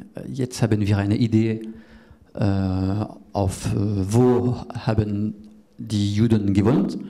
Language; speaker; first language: German; non-native, learner; French